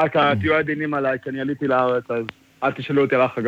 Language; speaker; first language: Hebrew; early bilingual, heritage; English